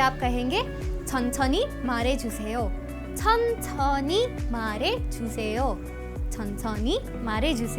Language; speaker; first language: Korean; non-native, fluent; Hindi